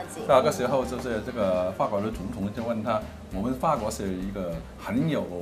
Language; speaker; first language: Chinese; non-native, local second language; Cantonese